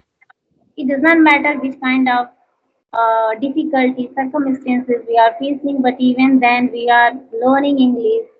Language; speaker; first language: English; non-native, learner; Hindi